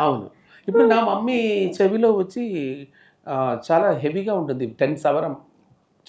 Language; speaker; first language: Telugu; non-native, local second language; Tamil